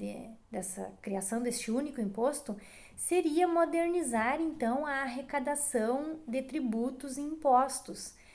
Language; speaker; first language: Portuguese; native; Portuguese